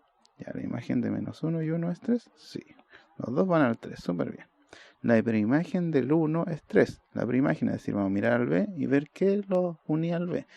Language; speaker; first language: Spanish; native; Spanish